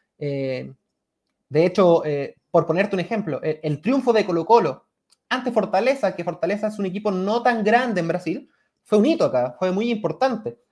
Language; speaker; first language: Spanish; native; Spanish